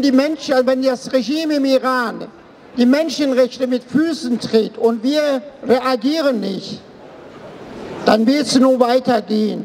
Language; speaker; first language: German; non-native, fluent; Persian